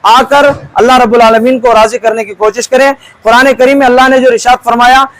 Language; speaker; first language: Urdu; native; Urdu